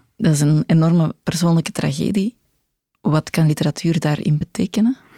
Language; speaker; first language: Dutch; native; Dutch